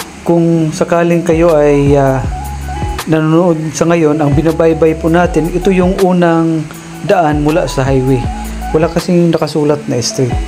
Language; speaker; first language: Filipino; non-native, local second language; Waray